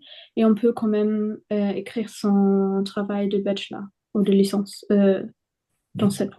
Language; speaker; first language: French; non-native, fluent; German